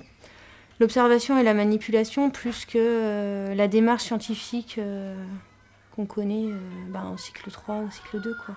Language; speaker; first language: French; native; French